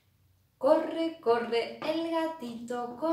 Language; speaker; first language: Spanish; native; Spanish